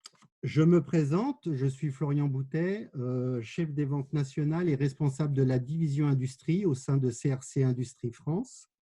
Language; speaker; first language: French; native; French